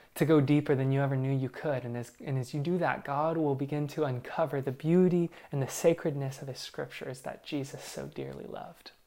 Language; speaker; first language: English; native; English